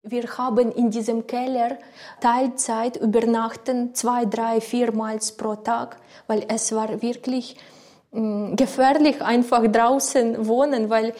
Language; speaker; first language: German; non-native, learner; Ukrainian